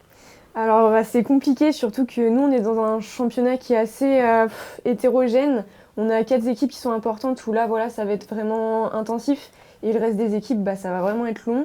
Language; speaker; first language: French; native; French